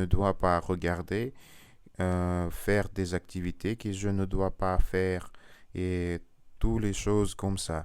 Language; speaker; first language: French; non-native, learner; Russian